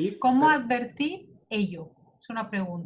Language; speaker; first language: Spanish; native; Spanish